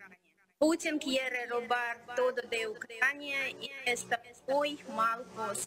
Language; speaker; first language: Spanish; non-native, learner; Ukrainian